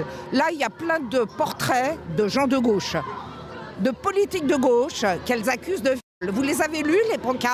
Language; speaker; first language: French; native; French